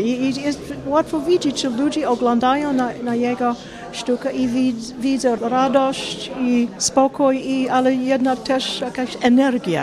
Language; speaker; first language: Polish; non-native, learner; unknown